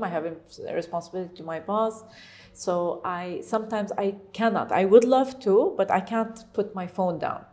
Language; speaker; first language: English; non-native, fluent; Arabic